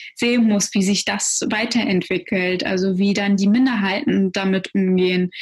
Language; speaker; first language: German; early bilingual, other home language; Russian